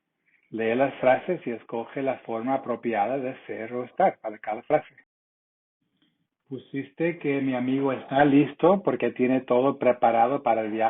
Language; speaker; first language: Spanish; non-native, fluent; English